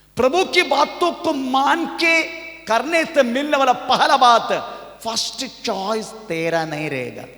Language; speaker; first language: Hindi; non-native, local second language; Malayalam